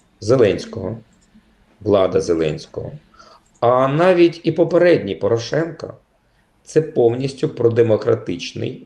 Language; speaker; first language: Ukrainian; native; Ukrainian